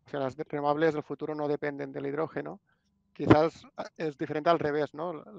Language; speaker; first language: Spanish; non-native, local second language; Catalan